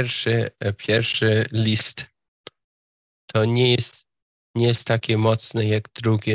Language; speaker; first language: Polish; non-native, fluent; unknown